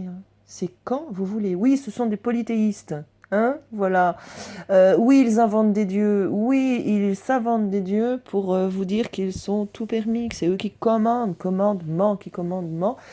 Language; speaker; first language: French; native; French